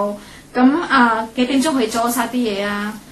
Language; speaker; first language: Cantonese; native; Cantonese